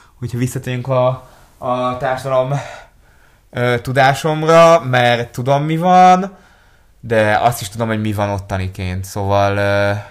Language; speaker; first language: Hungarian; early bilingual, other home language; Hebrew